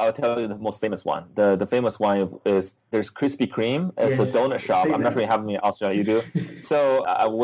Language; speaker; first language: English; non-native, fluent; Chinese